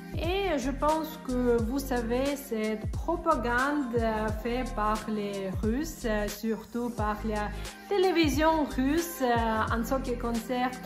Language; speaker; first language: French; non-native, fluent; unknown